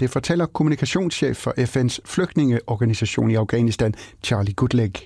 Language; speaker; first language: Danish; native; Danish